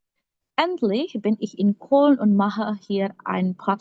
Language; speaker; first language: German; non-native, fluent; Indonesian